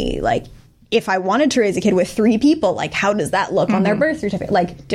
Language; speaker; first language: English; native; English